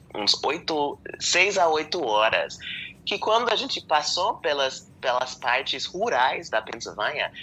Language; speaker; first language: Portuguese; non-native, fluent; English